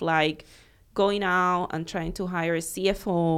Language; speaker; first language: English; non-native, fluent; Spanish